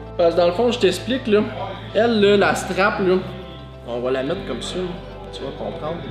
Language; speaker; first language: French; native; French